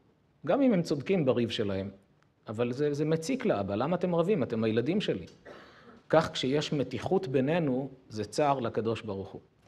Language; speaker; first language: Hebrew; native; Hebrew